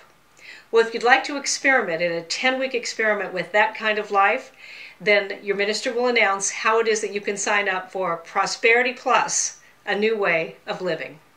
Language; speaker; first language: English; native; English